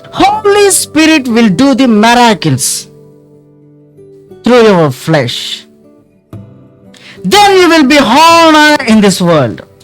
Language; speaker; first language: English; non-native, local second language; Telugu